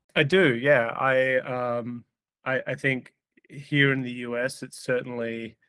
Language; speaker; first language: English; native; English